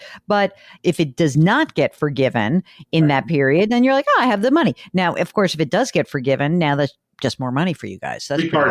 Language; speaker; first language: English; native; English